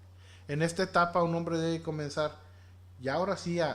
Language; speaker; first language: Spanish; native; Spanish